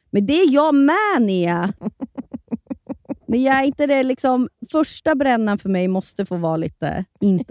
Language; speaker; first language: Swedish; native; Swedish